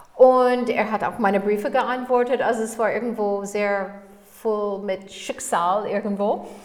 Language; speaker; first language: German; non-native, fluent; English